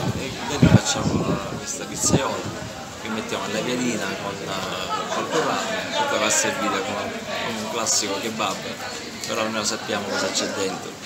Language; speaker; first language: Italian; native; Italian